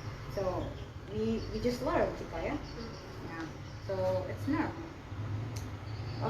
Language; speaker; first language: English; non-native, learner; Indonesian